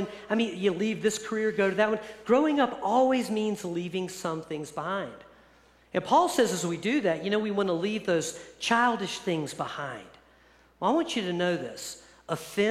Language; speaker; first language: English; native; English